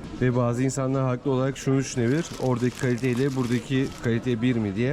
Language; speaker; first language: Turkish; native; Turkish